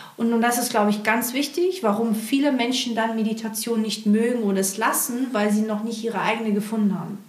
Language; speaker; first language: German; early bilingual, other home language; Portuguese